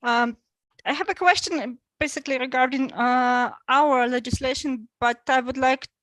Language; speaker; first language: English; non-native, fluent; Ukrainian